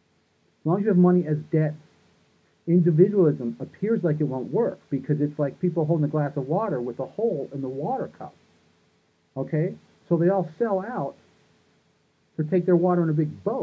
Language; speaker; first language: English; native; English